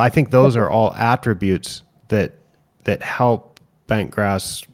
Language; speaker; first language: English; native; English